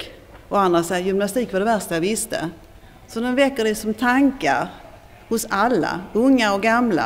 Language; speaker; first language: Swedish; native; Swedish